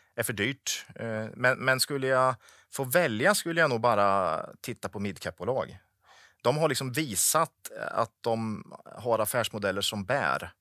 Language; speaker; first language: Swedish; native; Swedish